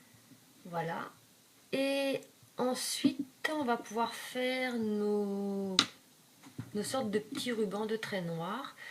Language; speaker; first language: French; native; French